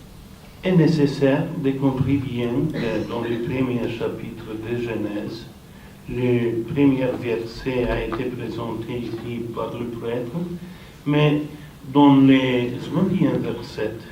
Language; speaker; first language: French; non-native, fluent; Romanian